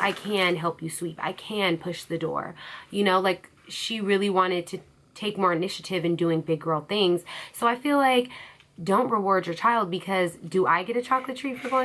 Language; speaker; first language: English; native; English